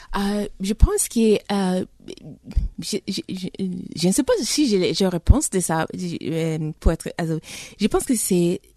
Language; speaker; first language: French; early bilingual, heritage; French